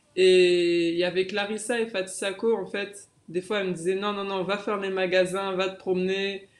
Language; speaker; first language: French; native; French